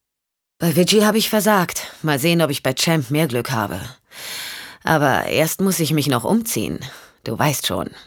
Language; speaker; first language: German; native; German